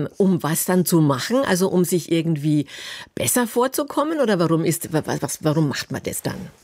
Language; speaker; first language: German; native; German